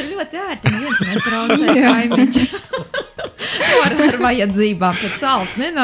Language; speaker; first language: Latvian; native; Latvian